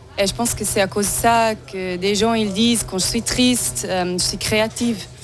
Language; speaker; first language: French; non-native, local second language; Swiss German